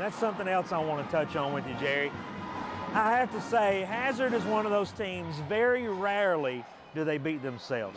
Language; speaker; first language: English; native; English